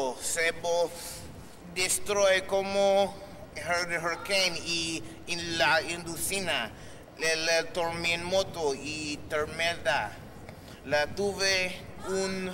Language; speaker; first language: Spanish; non-native, learner; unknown